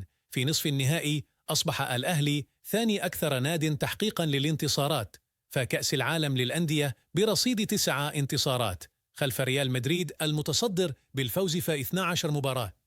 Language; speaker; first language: Arabic; native; Arabic